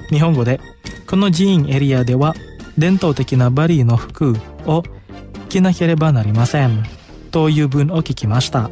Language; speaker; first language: Japanese; non-native, fluent; Indonesian